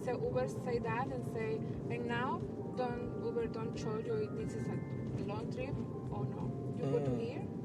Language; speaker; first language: English; non-native, learner; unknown